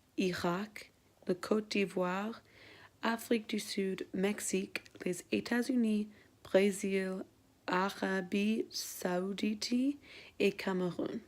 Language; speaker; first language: French; non-native, learner; English